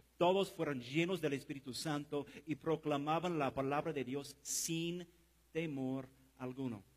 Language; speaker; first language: Spanish; non-native, fluent; English